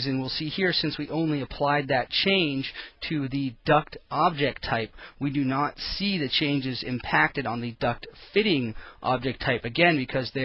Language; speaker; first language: English; native; English